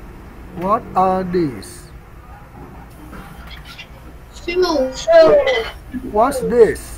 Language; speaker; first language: English; non-native, learner; Vietnamese